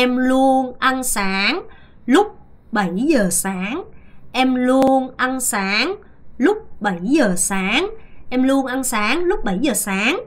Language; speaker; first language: Vietnamese; non-native, fluent; Korean